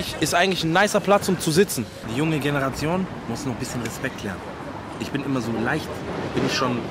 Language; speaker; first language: German; native; German